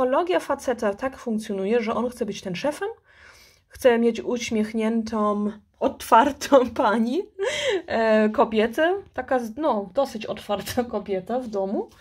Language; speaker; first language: Polish; early bilingual, heritage; Polish